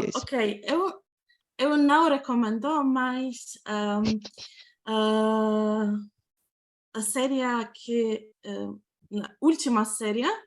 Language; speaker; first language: Portuguese; non-native, learner; Ukrainian